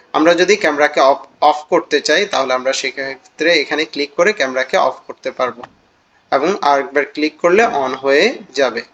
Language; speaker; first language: Bangla; native; Bangla